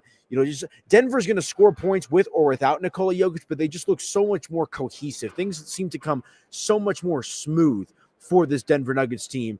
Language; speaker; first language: English; native; English